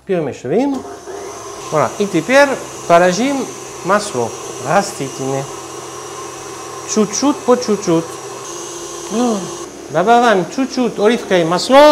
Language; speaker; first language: Russian; non-native, learner; French